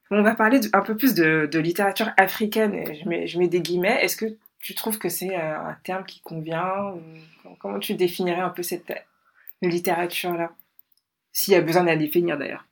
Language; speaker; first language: French; native; French